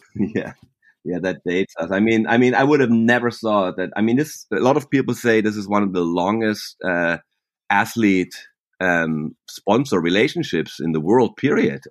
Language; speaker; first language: English; non-native, fluent; German